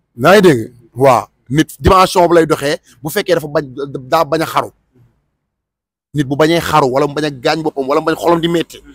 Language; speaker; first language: Wolof; native; Wolof